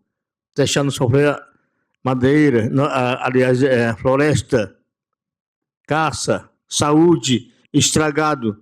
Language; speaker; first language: Portuguese; non-native, local second language; Yanomámi